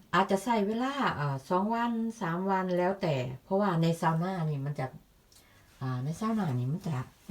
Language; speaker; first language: Thai; non-native, local second language; Northeastern Thai